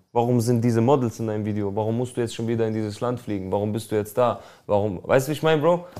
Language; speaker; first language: German; early bilingual, other home language; Albanian